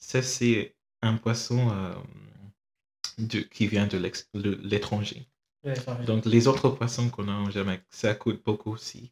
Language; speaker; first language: French; non-native, fluent; English